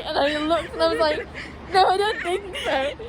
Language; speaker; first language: English; native; English